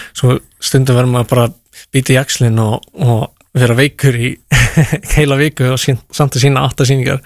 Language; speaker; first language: Icelandic; native; Icelandic